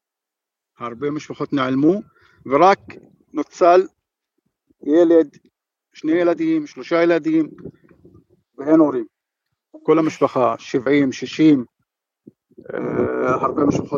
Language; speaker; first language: Hebrew; non-native, fluent; Arabic